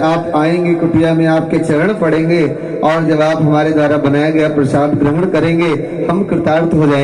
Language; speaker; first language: Hindi; native; Hindi